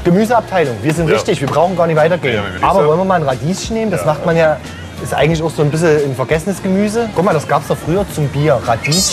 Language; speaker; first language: German; native; German